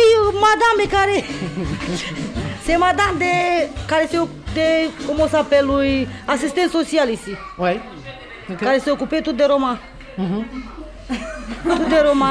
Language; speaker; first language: French; non-native, learner; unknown